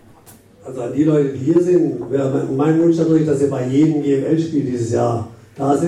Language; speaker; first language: German; native; German